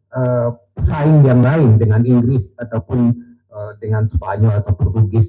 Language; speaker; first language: Indonesian; native; Indonesian